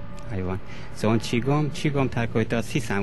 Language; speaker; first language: Finnish; non-native, learner; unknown